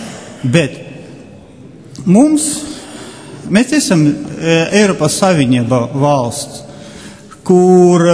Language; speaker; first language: Latvian; non-native, local second language; Russian